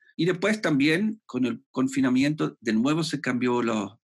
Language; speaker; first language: Spanish; non-native, fluent; German